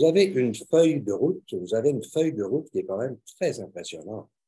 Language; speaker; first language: French; native; French